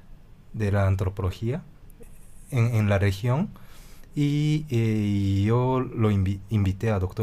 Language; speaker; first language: Spanish; non-native, fluent; Japanese